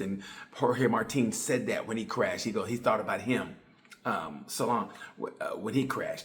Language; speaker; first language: English; native; English